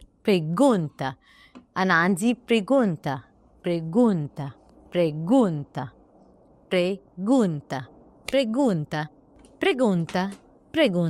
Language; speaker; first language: Spanish; non-native, learner; Arabic